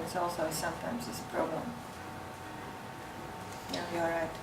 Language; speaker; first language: English; non-native, learner; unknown